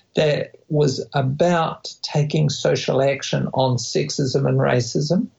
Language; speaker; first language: English; native; English